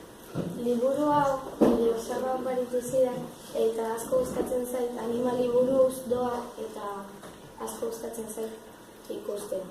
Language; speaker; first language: Basque; non-native, local second language; Spanish